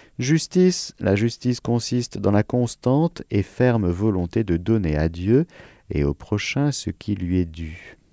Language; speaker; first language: French; native; French